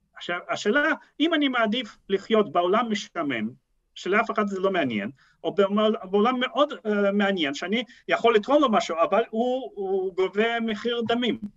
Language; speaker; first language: Hebrew; non-native, fluent; Russian